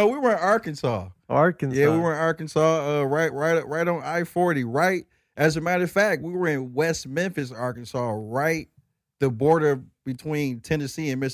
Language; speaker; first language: English; native; English